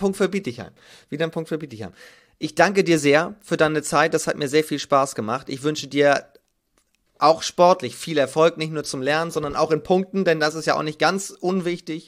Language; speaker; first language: German; native; German